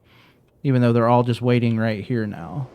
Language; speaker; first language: English; native; English